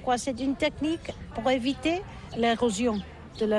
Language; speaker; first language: French; non-native, learner; Catalan